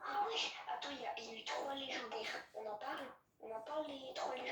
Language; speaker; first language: French; native; French